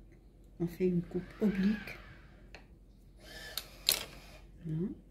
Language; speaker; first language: French; non-native, local second language; Arabic